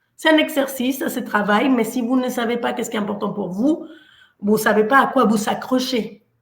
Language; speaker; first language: French; non-native, fluent; Spanish